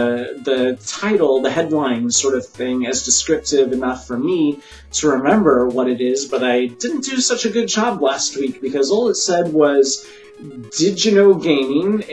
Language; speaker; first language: English; native; English